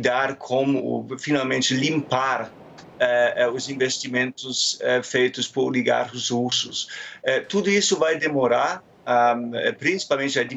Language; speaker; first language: Portuguese; non-native, fluent; German